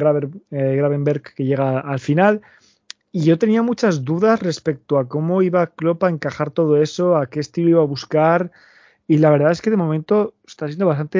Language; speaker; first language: Spanish; native; Spanish